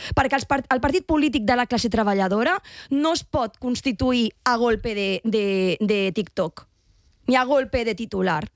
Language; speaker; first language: Catalan; non-native, local second language; Spanish